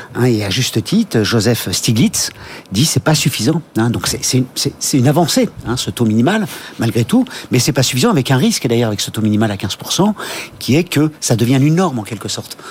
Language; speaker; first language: French; native; French